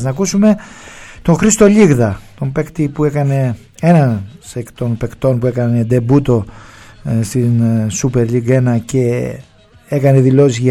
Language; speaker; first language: Greek; native; Greek